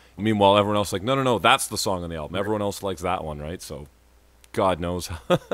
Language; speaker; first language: English; native; English